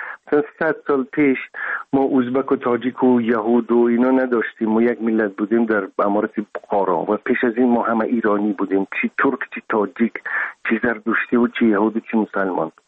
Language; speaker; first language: Persian; non-native, local second language; Russian